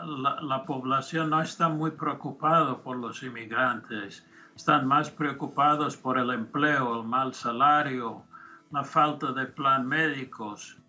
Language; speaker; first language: Spanish; non-native, fluent; English